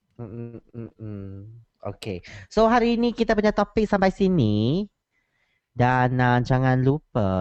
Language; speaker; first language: Malay; non-native, learner; Chinese